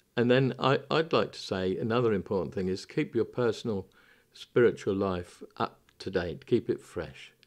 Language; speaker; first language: English; native; English